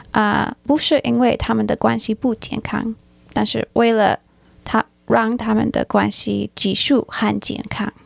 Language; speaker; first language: Chinese; non-native, learner; English